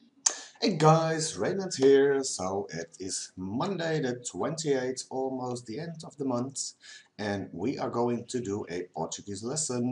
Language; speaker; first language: English; non-native, fluent; Dutch